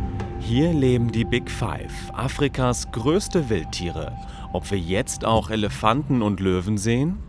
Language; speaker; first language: German; native; German